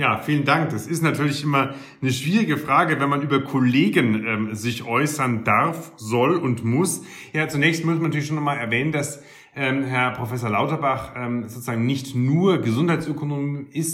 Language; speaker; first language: German; native; German